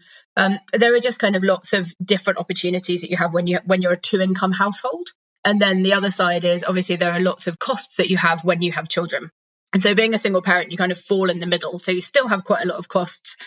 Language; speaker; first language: English; native; English